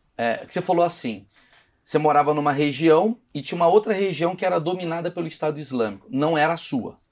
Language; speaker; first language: Portuguese; native; Portuguese